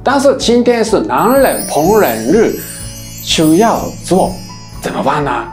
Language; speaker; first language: Chinese; non-native, fluent; Japanese